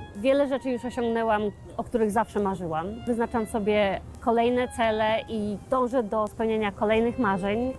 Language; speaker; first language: Polish; native; Polish